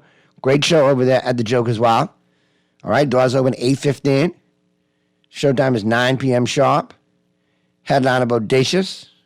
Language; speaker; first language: English; native; English